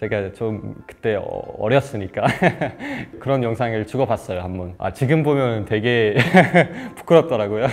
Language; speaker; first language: Korean; non-native, fluent; Uzbek